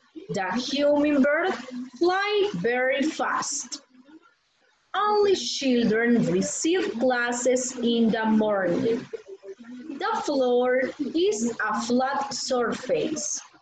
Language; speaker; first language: English; non-native, learner; Spanish